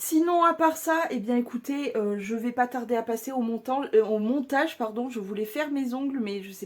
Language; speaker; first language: French; native; French